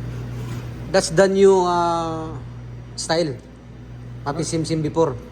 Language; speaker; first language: English; non-native, learner; Filipino